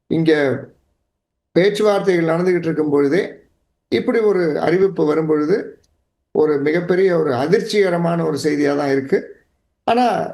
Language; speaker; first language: Tamil; native; Tamil